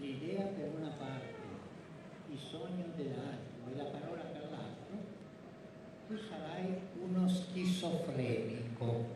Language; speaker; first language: Italian; early bilingual, heritage; Spanish